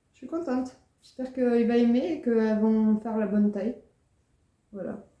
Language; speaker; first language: French; native; French